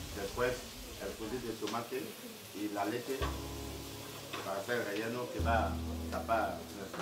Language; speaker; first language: Spanish; non-native, learner; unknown